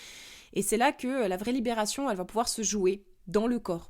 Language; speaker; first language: French; native; French